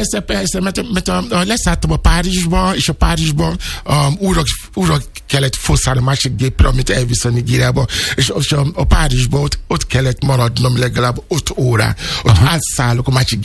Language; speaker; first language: Hungarian; non-native, learner; Yoruba